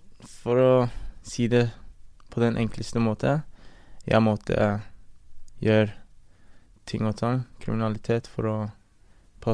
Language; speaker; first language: Norwegian; early bilingual, other home language; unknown